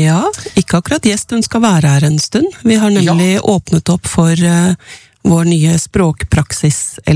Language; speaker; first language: Norwegian; native; Norwegian